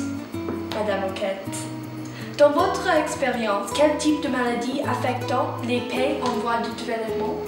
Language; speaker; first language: French; non-native, learner; English